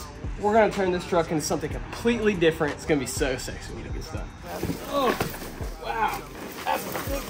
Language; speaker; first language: English; native; English